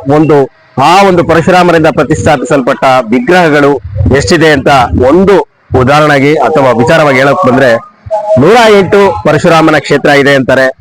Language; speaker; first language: Kannada; native; Kannada